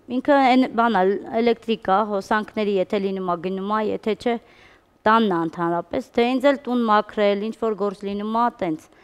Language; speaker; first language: Armenian; native; Armenian